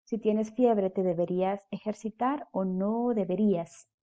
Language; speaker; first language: Spanish; native; Spanish